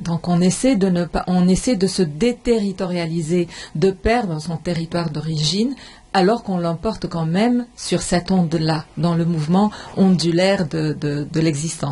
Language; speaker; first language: French; non-native, fluent; Arabic